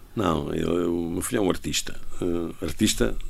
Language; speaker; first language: Portuguese; native; Portuguese